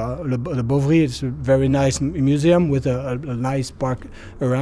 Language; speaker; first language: English; non-native, learner; French